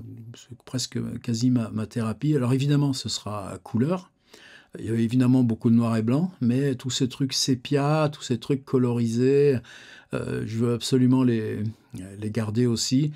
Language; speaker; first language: French; native; French